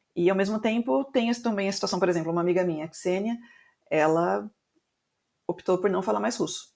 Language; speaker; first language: Portuguese; native; Portuguese